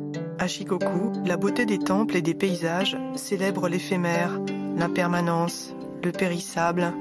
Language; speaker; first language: French; native; French